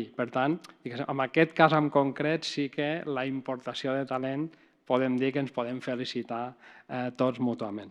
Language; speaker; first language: Catalan; native; Catalan